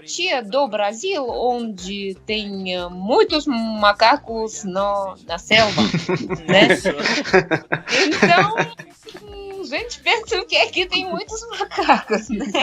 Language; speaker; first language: Portuguese; non-native, fluent; Russian